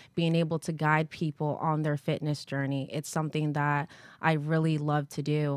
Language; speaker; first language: English; native; English